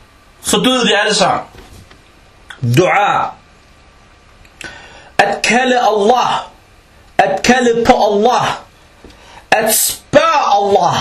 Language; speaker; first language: Danish; early bilingual, other home language; Arabic